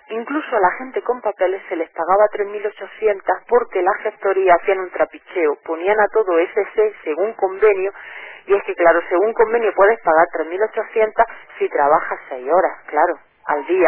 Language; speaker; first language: Spanish; native; Spanish